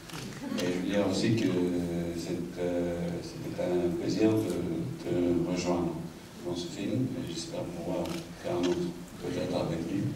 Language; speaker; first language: French; non-native, learner; English